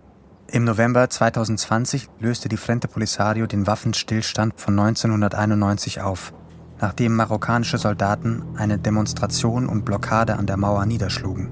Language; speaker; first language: German; native; German